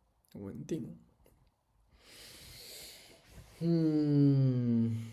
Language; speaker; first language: Chinese; non-native, learner; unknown